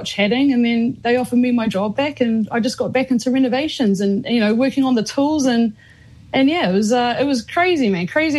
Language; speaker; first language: English; native; English